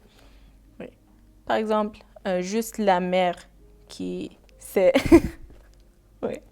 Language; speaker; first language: French; non-native, learner; Persian